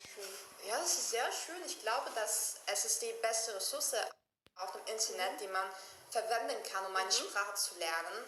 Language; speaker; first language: German; non-native, learner; Chinese